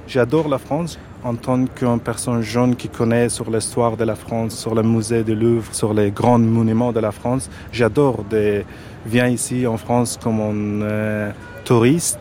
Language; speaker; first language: French; non-native, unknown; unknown